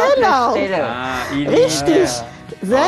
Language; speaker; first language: German; non-native, fluent; Malay